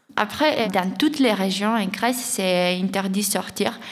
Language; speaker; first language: French; non-native, fluent; Greek